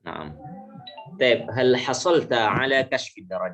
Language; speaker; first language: Arabic; non-native, fluent; Indonesian